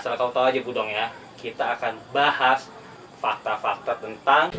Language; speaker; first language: Indonesian; native; Indonesian